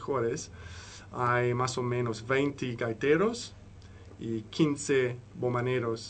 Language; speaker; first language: Spanish; non-native, learner; English